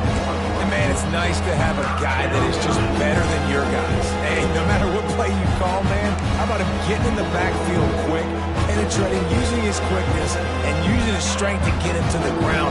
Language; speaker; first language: English; native; English